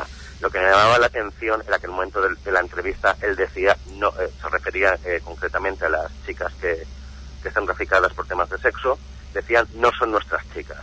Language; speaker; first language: Spanish; native; Spanish